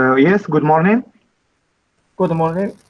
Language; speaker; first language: English; non-native, learner; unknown